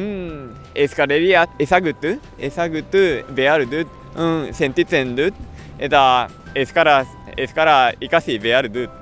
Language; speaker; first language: Basque; non-native, learner; Japanese